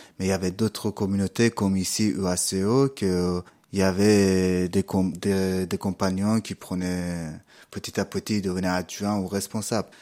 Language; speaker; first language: French; non-native, fluent; Persian